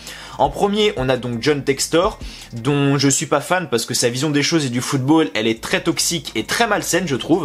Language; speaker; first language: French; native; French